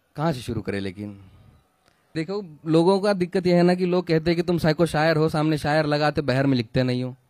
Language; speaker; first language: Hindi; non-native, local second language; Marathi